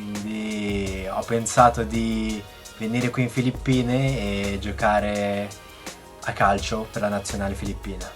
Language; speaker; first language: Italian; early bilingual, other home language; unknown